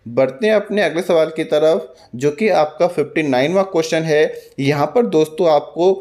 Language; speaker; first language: Hindi; native; Hindi